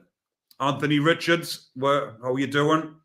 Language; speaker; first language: English; native; English